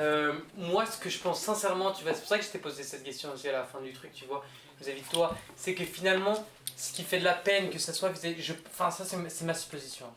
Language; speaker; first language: French; native; French